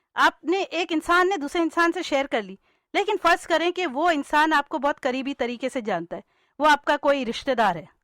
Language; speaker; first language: Urdu; native; Urdu